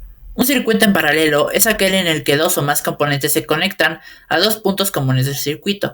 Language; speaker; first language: Spanish; native; Spanish